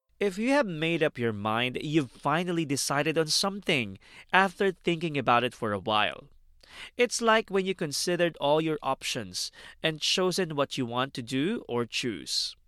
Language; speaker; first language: English; non-native, fluent; Filipino